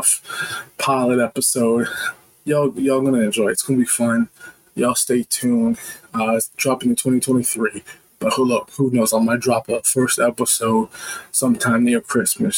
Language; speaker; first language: English; native; English